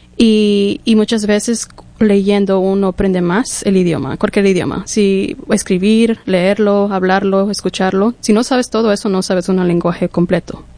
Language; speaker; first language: Spanish; early bilingual, heritage; English